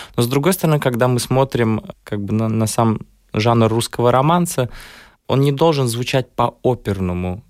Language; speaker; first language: Russian; native; Russian